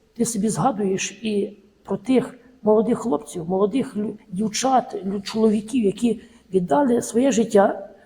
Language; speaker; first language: Ukrainian; native; Ukrainian